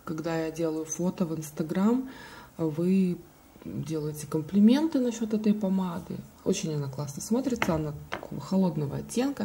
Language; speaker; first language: Russian; native; Russian